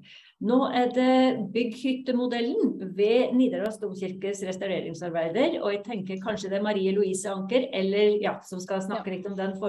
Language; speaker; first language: Norwegian; native; Norwegian